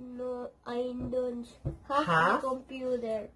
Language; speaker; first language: English; non-native, learner; Spanish